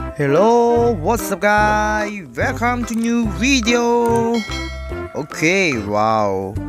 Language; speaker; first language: English; non-native, learner; Khmer